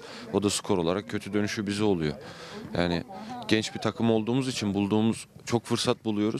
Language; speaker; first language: Turkish; native; Turkish